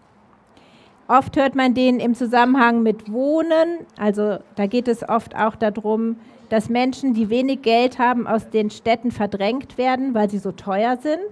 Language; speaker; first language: German; native; German